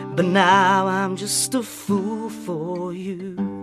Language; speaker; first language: English; native; English